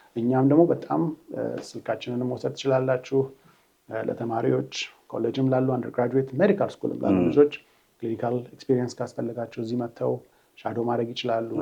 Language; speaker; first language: Amharic; native; Amharic